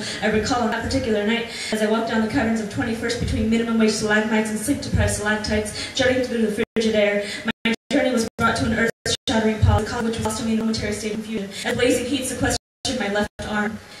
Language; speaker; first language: English; early bilingual, other home language; Spanish